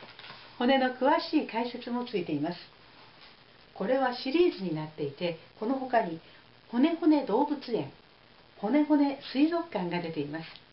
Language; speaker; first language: Japanese; native; Japanese